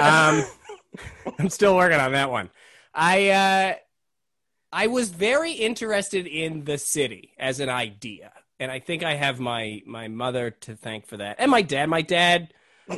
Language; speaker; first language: English; native; English